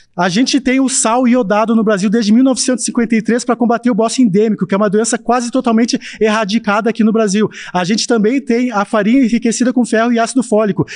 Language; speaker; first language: Portuguese; native; Portuguese